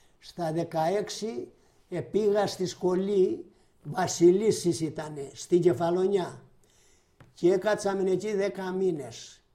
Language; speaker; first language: Greek; native; Greek